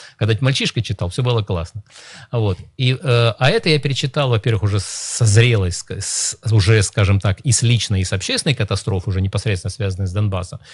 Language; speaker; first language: Russian; native; Russian